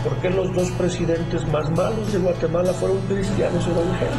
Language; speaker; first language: Spanish; native; Spanish